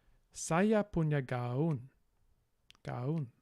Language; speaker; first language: Indonesian; non-native, learner; English